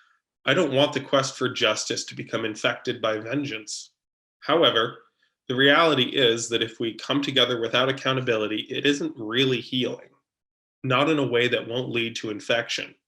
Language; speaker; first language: English; native; English